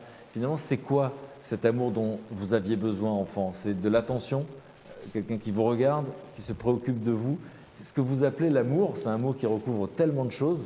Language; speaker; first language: French; native; French